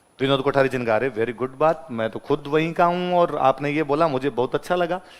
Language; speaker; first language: Hindi; native; Hindi